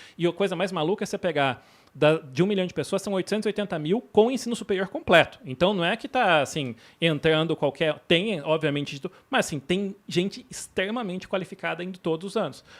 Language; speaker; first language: Portuguese; native; Portuguese